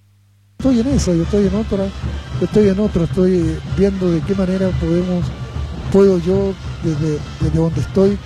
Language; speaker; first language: Spanish; native; Spanish